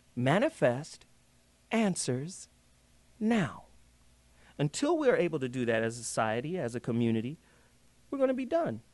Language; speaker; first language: English; native; English